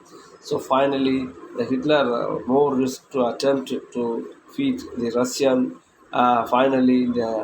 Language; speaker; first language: English; non-native, local second language; Tamil